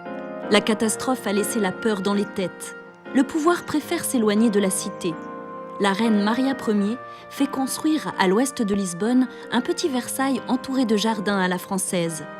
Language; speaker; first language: French; native; French